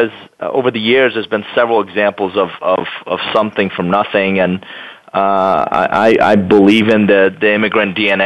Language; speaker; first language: English; non-native, fluent; Persian